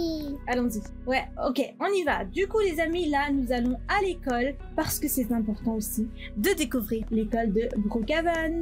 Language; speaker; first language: French; native; French